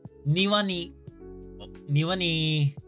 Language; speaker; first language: Japanese; non-native, learner; English